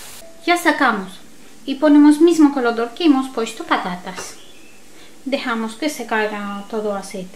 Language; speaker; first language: Spanish; non-native, learner; Turkish